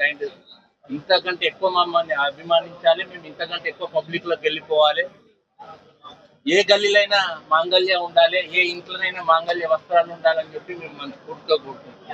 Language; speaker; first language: Telugu; native; Telugu